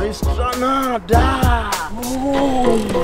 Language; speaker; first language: Russian; non-native, learner; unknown